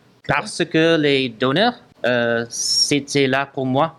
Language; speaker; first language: French; non-native, learner; English